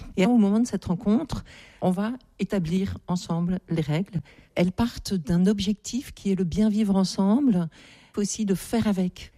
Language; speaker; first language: French; native; French